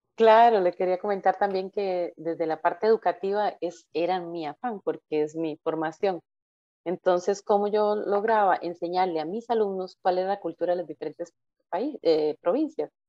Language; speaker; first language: Spanish; native; Spanish